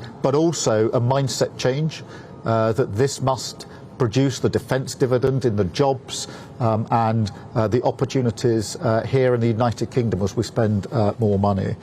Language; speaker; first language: English; native; English